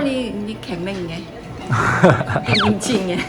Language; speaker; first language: Thai; non-native, learner; Korean